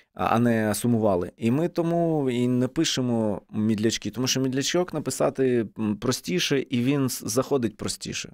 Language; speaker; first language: Ukrainian; non-native, local second language; Russian